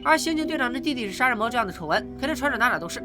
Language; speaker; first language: Chinese; native; Chinese